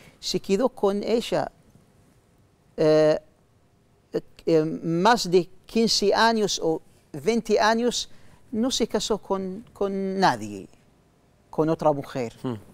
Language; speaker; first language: Spanish; non-native, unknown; Arabic